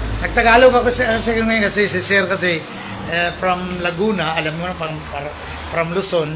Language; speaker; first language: Filipino; non-native, local second language; Hiligaynon